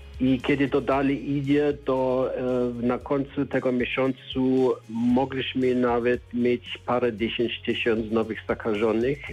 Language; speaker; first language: Polish; non-native, learner; German